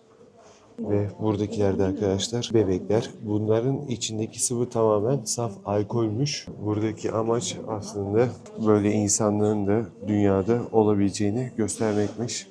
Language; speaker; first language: Turkish; native; Turkish